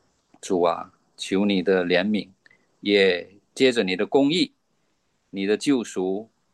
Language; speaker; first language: Chinese; native; Chinese